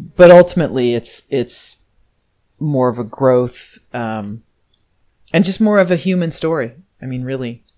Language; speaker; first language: English; native; English